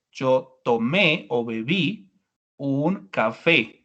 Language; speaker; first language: Spanish; non-native, fluent; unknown